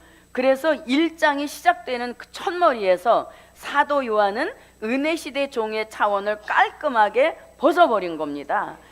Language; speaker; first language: Korean; native; Korean